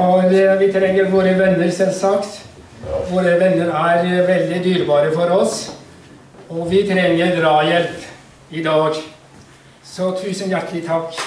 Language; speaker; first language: Norwegian; non-native, fluent; Kurdish